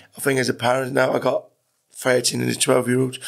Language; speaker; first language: English; early bilingual, other home language; Persian